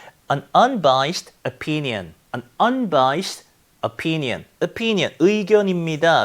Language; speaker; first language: English; non-native, fluent; Korean